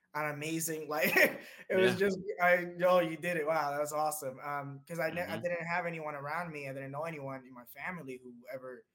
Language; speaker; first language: English; early bilingual, other home language; Spanish